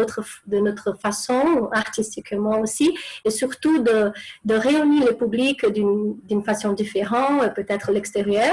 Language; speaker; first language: French; non-native, fluent; Portuguese